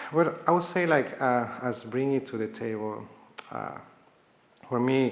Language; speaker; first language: English; non-native, fluent; Spanish